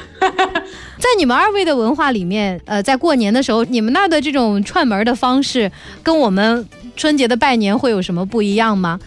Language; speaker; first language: Chinese; native; Chinese